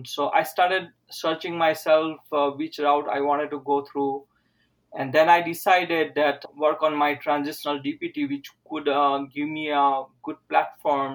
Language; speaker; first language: English; non-native, local second language; Gujarati